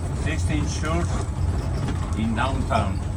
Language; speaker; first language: English; non-native, learner; Spanish